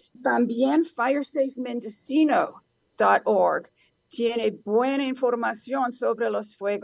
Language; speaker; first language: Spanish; non-native, learner; English